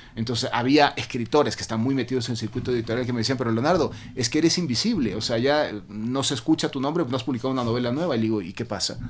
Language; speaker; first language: Spanish; native; Spanish